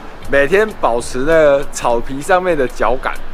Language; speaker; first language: Chinese; native; Chinese